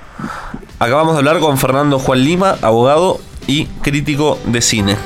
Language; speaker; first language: Spanish; native; Spanish